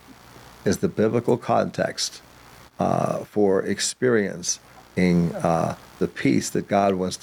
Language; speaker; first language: English; native; English